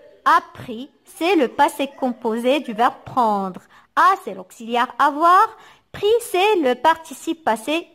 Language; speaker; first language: French; non-native, local second language; Arabic